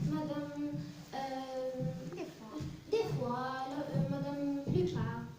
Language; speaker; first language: French; non-native, learner; Arabic